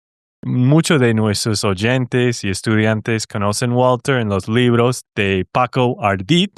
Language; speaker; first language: Spanish; non-native, fluent; English